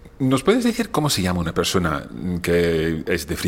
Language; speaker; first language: Spanish; non-native, fluent; English